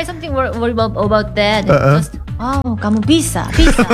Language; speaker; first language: English; non-native, learner; Korean